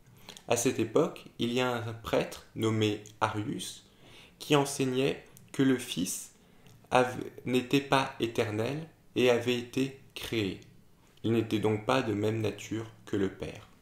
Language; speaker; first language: French; native; French